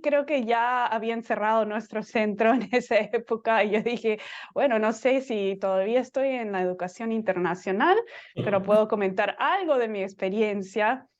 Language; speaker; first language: Spanish; non-native, fluent; English